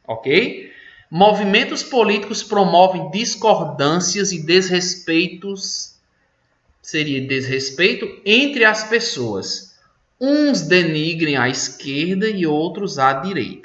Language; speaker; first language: Portuguese; native; Portuguese